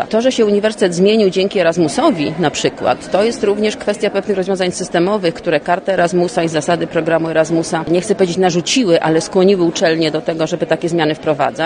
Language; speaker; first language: Polish; native; Polish